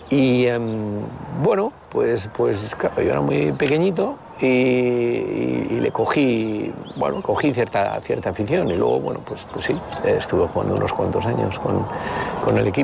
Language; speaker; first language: Spanish; native; Spanish